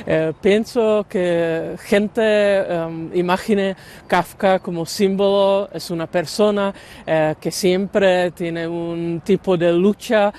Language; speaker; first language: Spanish; non-native, learner; Czech